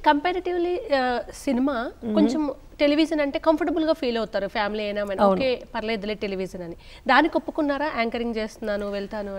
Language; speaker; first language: Telugu; native; Telugu